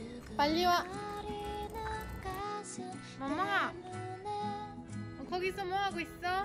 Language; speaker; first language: Korean; non-native, learner; Hindi